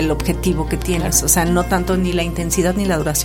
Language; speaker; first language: Spanish; native; Spanish